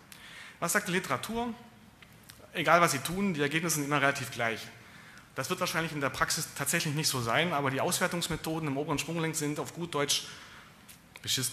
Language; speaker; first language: German; native; German